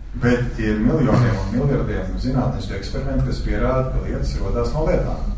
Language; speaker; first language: Latvian; native; Latvian